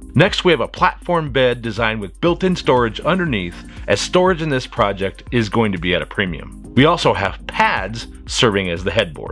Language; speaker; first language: English; native; English